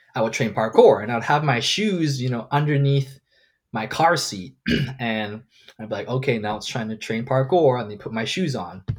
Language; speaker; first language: English; non-native, local second language; Cantonese